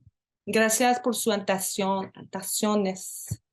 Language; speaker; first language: Spanish; non-native, learner; French